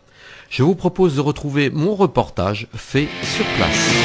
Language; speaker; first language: French; native; French